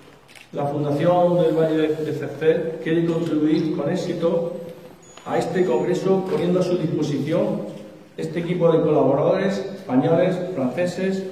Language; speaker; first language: Spanish; native; Spanish